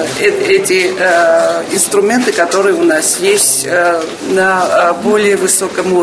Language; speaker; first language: Russian; non-native, fluent; Georgian